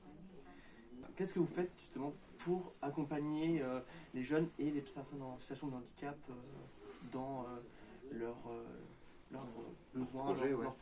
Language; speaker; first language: French; native; French